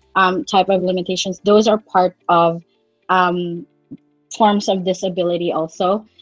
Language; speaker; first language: English; non-native, local second language; Cebuano